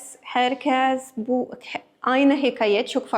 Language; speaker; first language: Turkish; non-native, learner; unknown